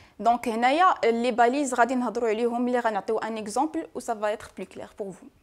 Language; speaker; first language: French; non-native, local second language; Arabic